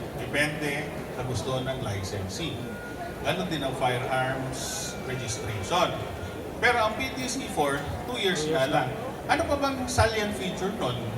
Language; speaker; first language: Filipino; non-native, local second language; Iloko